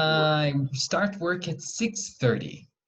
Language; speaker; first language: English; non-native, fluent; Portuguese